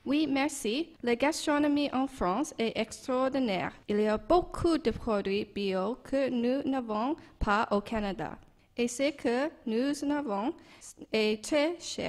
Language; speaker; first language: French; non-native, learner; English